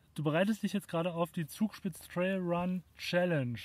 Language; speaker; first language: German; native; German